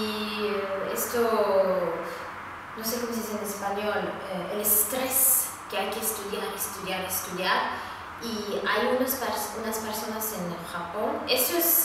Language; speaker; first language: Spanish; non-native, fluent; Swedish